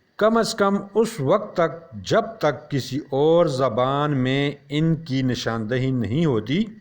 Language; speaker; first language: Urdu; non-native, local second language; Pashto